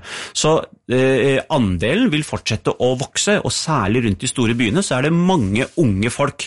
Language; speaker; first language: Norwegian; early bilingual, other home language; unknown